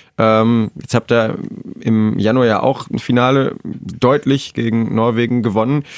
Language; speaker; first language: German; native; German